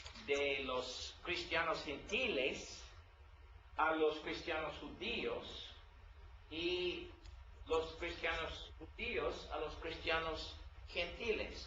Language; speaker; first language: Spanish; non-native, learner; English